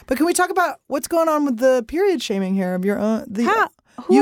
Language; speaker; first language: English; native; English